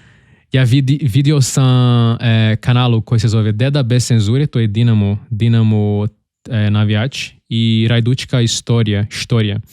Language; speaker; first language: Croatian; non-native, learner; Portuguese